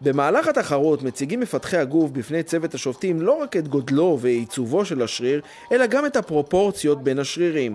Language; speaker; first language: Hebrew; native; Hebrew